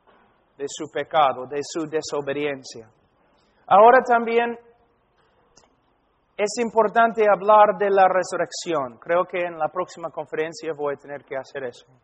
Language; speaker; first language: Spanish; non-native, fluent; English